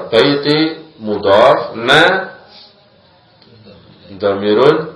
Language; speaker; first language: Arabic; non-native, fluent; Indonesian